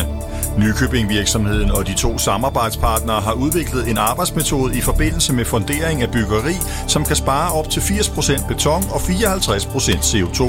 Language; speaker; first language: Danish; native; Danish